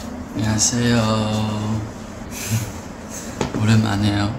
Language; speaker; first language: Korean; non-native, fluent; Chinese